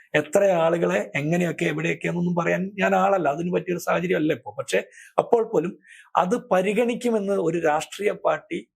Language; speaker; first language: Malayalam; native; Malayalam